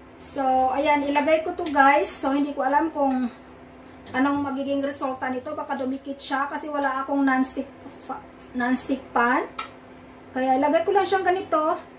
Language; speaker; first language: Filipino; non-native, local second language; Cebuano